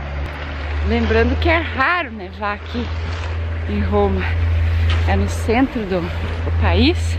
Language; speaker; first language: Portuguese; native; Portuguese